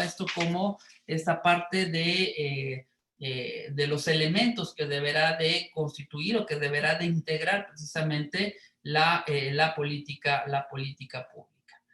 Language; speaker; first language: Spanish; native; Spanish